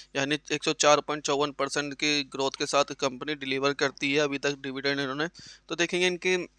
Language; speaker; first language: Hindi; native; Hindi